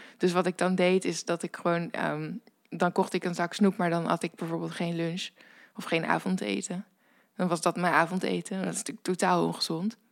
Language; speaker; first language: Dutch; native; Dutch